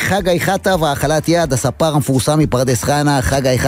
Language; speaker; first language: Hebrew; native; Hebrew